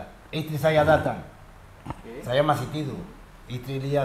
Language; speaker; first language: Indonesian; non-native, fluent; Spanish